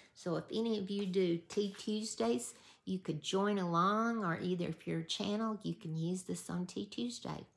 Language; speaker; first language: English; native; English